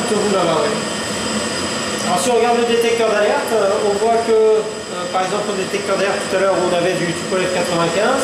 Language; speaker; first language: French; native; French